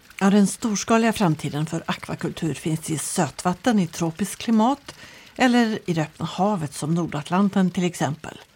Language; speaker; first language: Swedish; native; Swedish